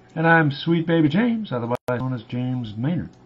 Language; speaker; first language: English; native; English